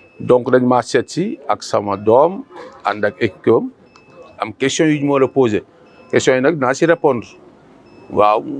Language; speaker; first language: Wolof; non-native, local second language; Mandingo